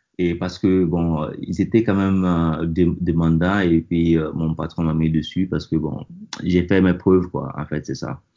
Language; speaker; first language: French; non-native, local second language; Mossi